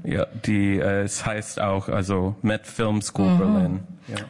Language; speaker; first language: German; non-native, learner; English